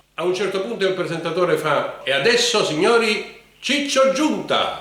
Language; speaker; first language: Italian; native; Italian